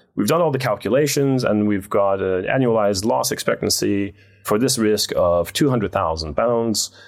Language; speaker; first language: English; non-native, fluent; Dutch